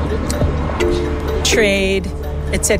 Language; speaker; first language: French; non-native, learner; English